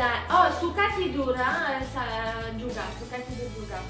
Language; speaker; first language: Indonesian; non-native, learner; French